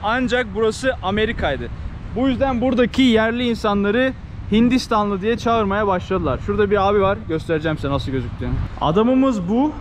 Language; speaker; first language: Turkish; native; Turkish